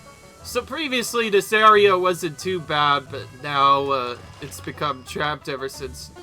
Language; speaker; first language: English; native; English